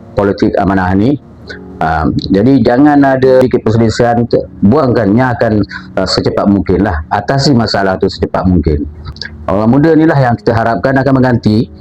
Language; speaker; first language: Malay; native; Malay